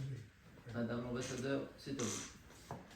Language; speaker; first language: French; native; French